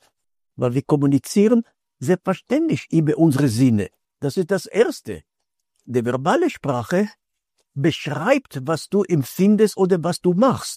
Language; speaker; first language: German; non-native, fluent; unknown